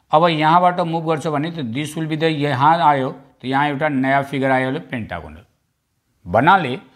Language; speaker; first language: Nepali; non-native, local second language; Bhojpuri